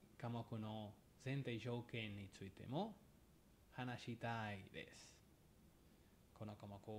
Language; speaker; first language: Japanese; non-native, fluent; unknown